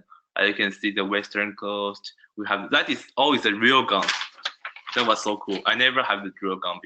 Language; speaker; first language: English; non-native, learner; Chinese